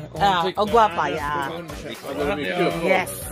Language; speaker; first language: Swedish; non-native, learner; Filipino